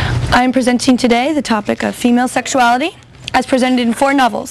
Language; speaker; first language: English; native; English